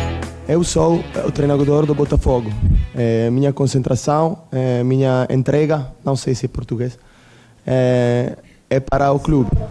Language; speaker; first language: Portuguese; non-native, fluent; Italian